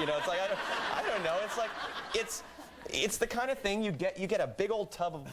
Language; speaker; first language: English; native; English